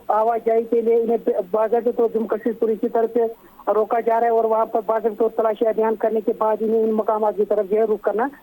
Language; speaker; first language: Urdu; non-native, local second language; Kashmiri